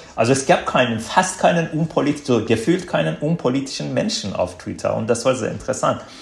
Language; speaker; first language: German; non-native, fluent; Azerbaijani